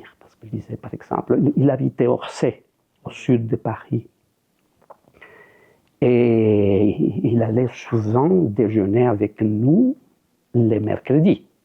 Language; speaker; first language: French; non-native, fluent; Spanish